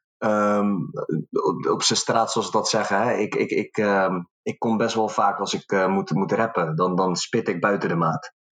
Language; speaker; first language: Dutch; early bilingual, other home language; Arabic